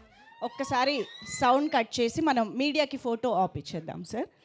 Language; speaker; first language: Telugu; native; Telugu